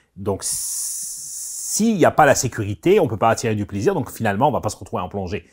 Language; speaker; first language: French; non-native, local second language; Arabic